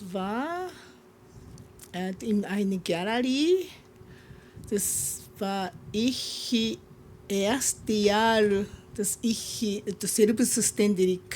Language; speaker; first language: German; non-native, learner; Japanese